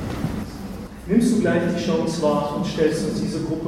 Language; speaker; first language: German; native; German